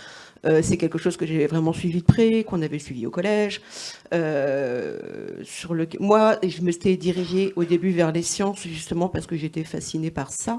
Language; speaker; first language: French; native; French